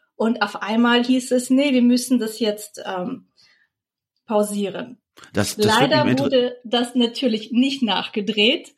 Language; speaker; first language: German; early bilingual, other home language; Russian